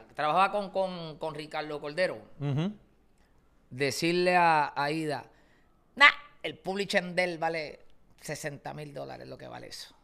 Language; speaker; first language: Spanish; native; Spanish